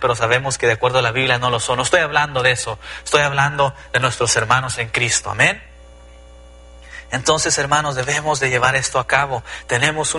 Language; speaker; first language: Spanish; early bilingual, heritage; Spanish